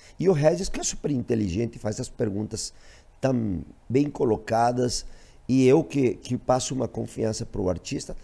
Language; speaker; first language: Portuguese; non-native, fluent; Spanish